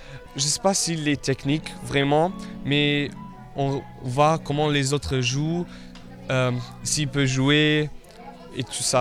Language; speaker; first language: French; non-native, local second language; Luxembourgish